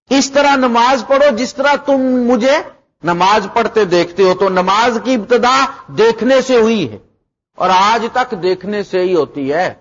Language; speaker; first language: Urdu; non-native, local second language; Punjabi